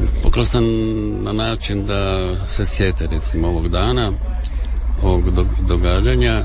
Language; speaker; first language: Serbian; native; Serbian